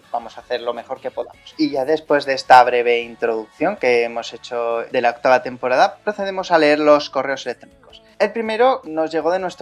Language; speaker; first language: Spanish; native; Spanish